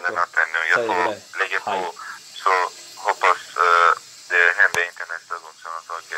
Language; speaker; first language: Swedish; non-native, learner; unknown